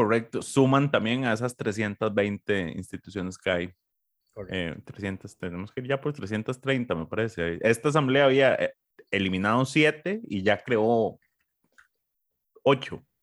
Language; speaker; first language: Spanish; native; Spanish